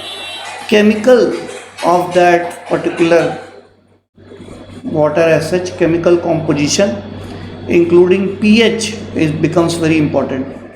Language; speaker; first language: English; non-native, local second language; Hindi